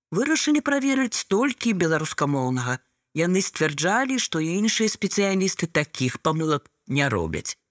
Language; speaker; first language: Belarusian; non-native, local second language; Russian